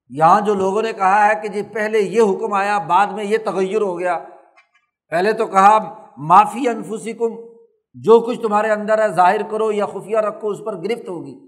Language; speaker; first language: Urdu; non-native, local second language; Punjabi